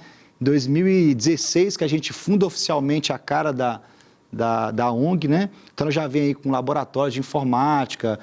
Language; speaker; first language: Portuguese; native; Portuguese